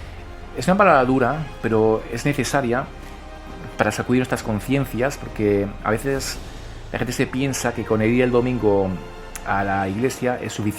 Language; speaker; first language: Spanish; native; Spanish